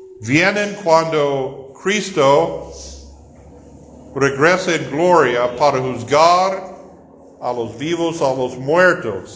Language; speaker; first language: Spanish; non-native, fluent; English